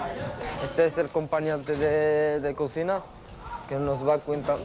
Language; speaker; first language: Spanish; early bilingual, other home language; Arabic